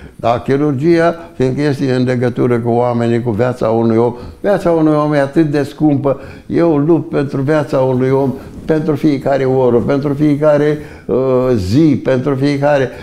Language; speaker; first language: Romanian; native; Romanian